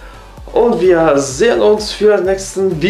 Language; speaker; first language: German; non-native, learner; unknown